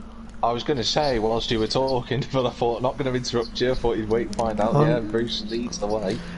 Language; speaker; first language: English; native; English